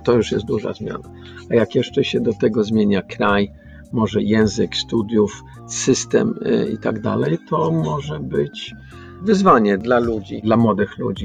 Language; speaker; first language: Polish; early bilingual, heritage; Polish